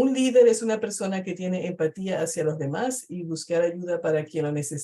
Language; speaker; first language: Spanish; non-native, fluent; English